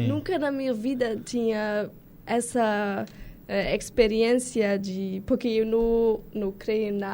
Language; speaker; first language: Portuguese; non-native, learner; German